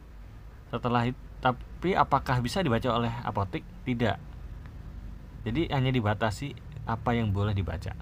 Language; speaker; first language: Indonesian; native; Indonesian